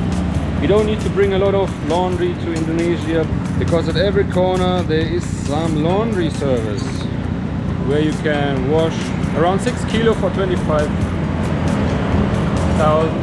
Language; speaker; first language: English; non-native, fluent; German